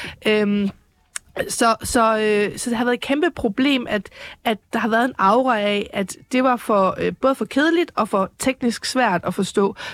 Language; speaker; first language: Danish; native; Danish